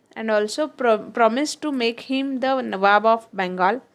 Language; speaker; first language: English; non-native, local second language; Marathi